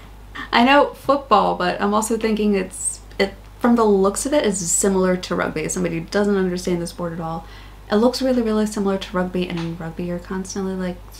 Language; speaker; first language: English; native; English